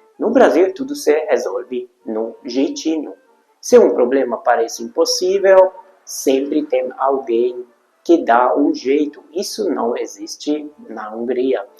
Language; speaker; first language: Portuguese; non-native, fluent; Hungarian